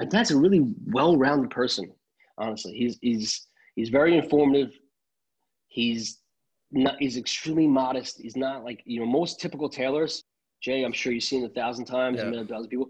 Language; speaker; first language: English; early bilingual, other home language; Italian